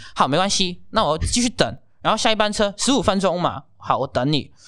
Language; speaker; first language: Chinese; non-native, fluent; Cantonese